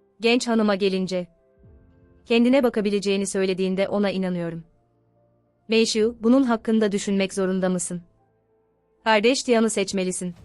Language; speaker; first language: Turkish; native; Turkish